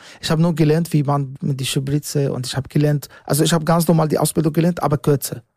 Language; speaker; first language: German; non-native, learner; Arabic